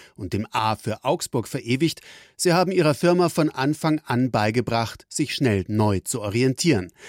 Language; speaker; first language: German; native; German